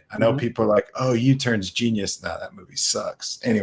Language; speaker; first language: English; native; English